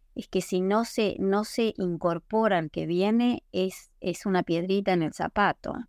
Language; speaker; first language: Spanish; native; Spanish